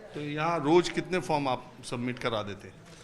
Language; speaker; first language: Hindi; native; Hindi